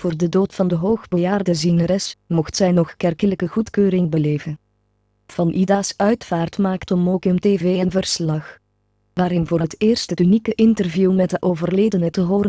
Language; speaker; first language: Dutch; native; Dutch